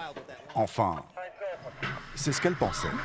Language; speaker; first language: French; native; French